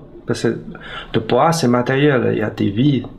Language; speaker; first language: French; non-native, learner; Chinese